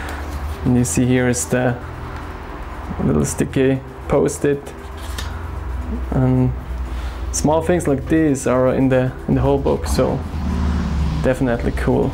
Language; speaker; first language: English; non-native, fluent; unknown